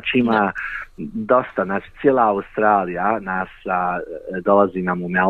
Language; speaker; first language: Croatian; early bilingual, heritage; Croatian